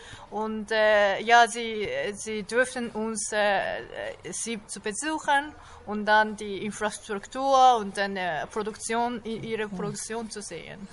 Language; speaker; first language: German; non-native, fluent; Japanese